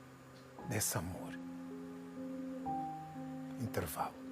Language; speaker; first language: Portuguese; native; Portuguese